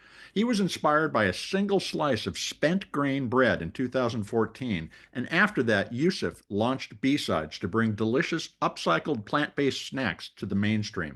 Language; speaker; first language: English; native; English